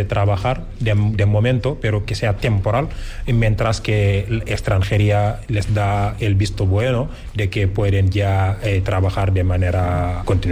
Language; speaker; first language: Spanish; non-native, fluent; Wolof